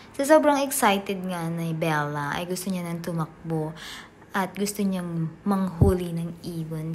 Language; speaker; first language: Filipino; native; Filipino